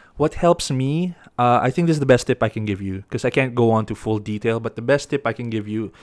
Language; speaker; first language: English; non-native, local second language; Filipino